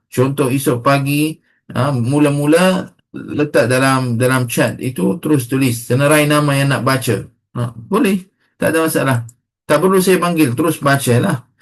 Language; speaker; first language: Malay; non-native, fluent; Arabic